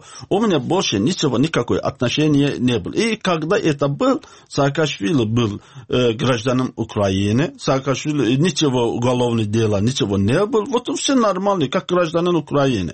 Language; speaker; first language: Russian; non-native, learner; Azerbaijani